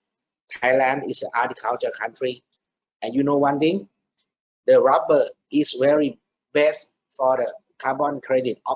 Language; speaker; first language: English; non-native, learner; Thai